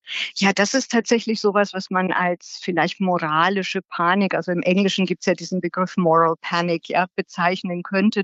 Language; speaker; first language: German; native; German